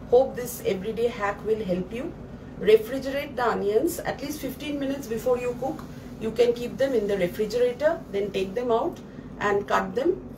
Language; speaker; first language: English; non-native, local second language; Bangla